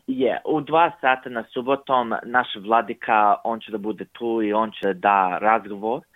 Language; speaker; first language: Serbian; early bilingual, heritage; English